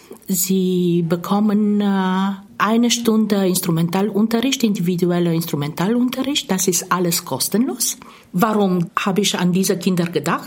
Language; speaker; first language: German; non-native, fluent; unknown